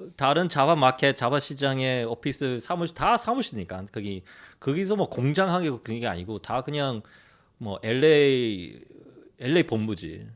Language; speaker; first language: Korean; early bilingual, heritage; Korean